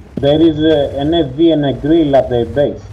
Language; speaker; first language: English; non-native, learner; Greek